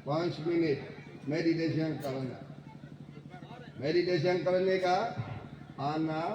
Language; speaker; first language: Hindi; non-native, fluent; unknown